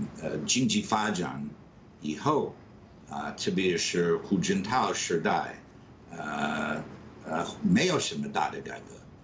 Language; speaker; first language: Chinese; non-native, fluent; English